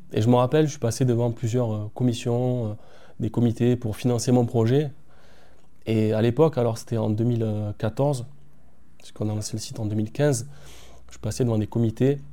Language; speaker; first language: French; native; French